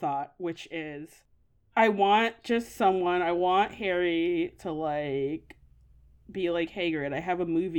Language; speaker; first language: English; native; English